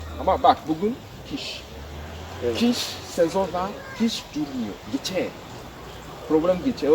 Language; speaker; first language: Turkish; non-native, learner; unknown